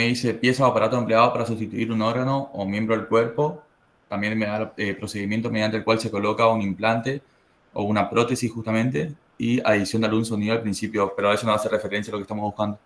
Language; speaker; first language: Spanish; native; Spanish